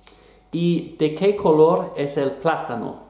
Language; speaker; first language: Spanish; non-native, fluent; English